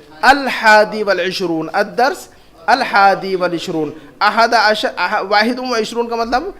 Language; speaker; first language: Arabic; non-native, fluent; Urdu